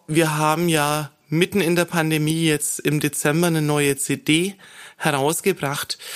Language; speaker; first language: German; native; German